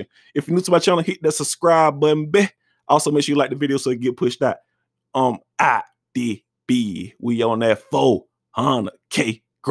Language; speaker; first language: English; native; English